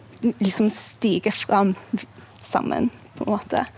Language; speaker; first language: Norwegian; non-native, fluent; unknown